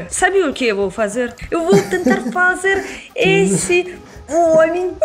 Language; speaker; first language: Portuguese; non-native, learner; Russian